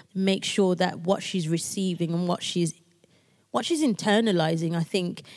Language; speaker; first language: English; native; English